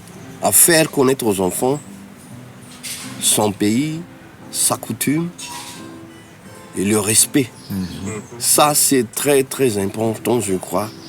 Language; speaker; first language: French; non-native, local second language; Malagasy